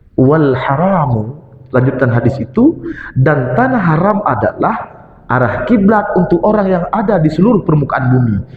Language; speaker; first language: Malay; non-native, local second language; Achinese